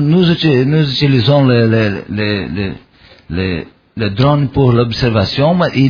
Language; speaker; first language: French; non-native, learner; Portuguese